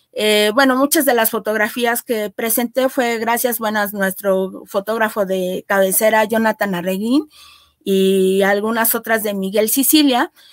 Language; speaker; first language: Spanish; native; Spanish